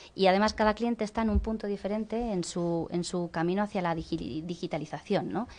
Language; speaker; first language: Spanish; native; Spanish